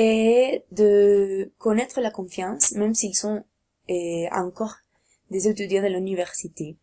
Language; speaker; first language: French; non-native, learner; Spanish